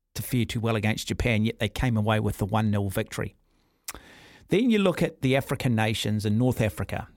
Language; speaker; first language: English; native; English